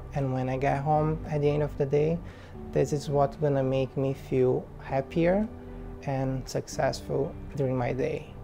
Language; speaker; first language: English; non-native, fluent; Portuguese